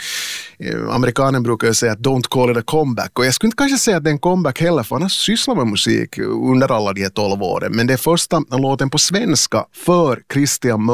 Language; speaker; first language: Swedish; native; Swedish